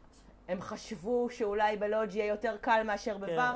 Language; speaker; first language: Hebrew; native; Hebrew